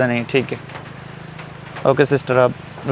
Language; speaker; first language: Hindi; non-native, learner; Bangla